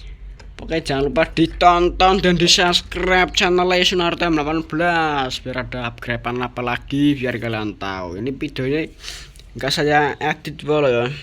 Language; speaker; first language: Indonesian; non-native, local second language; Javanese